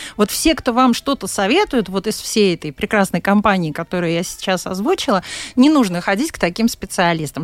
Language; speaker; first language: Russian; native; Russian